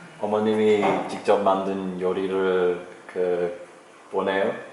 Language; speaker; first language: Korean; non-native, learner; English